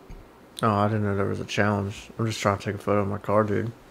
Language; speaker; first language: English; native; English